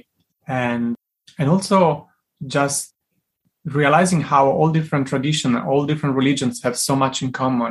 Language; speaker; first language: English; non-native, fluent; Italian